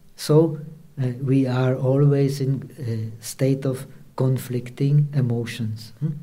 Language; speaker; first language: English; non-native, fluent; Czech